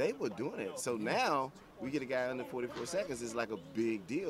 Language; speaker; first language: English; native; English